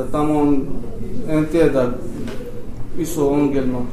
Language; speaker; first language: Finnish; non-native, learner; Armenian